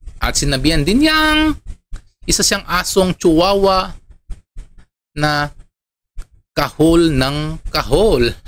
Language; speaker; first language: Filipino; native; Filipino